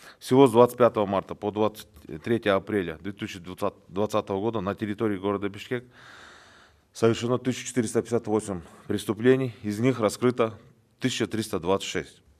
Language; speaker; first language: Russian; non-native, local second language; Kyrgyz